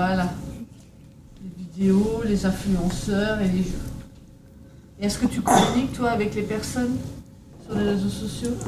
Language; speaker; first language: French; native; French